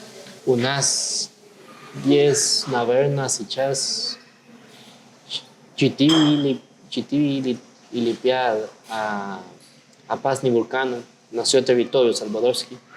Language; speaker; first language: Russian; non-native, learner; Spanish